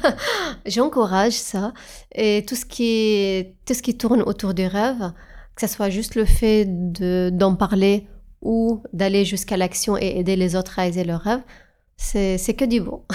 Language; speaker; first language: French; non-native, fluent; Arabic